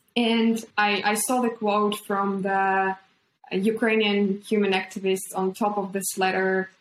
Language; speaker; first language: English; non-native, fluent; Ukrainian